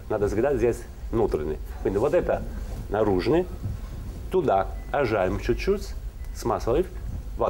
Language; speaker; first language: Russian; non-native, learner; Italian